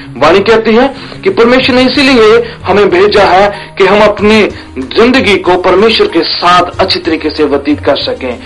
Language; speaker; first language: Hindi; non-native, local second language; Punjabi